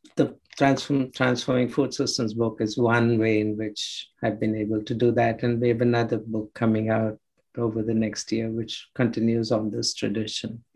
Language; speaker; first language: English; non-native, local second language; Telugu